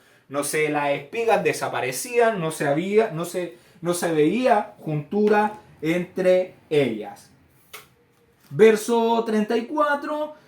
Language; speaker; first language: Spanish; native; Spanish